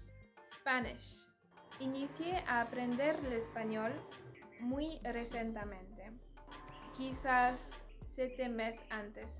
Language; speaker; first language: Spanish; non-native, learner; French